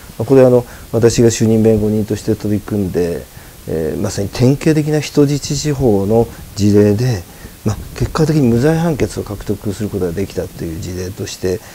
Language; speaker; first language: Japanese; native; Japanese